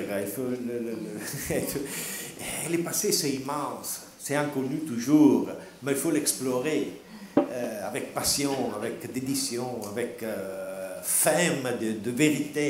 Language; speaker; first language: French; non-native, learner; Italian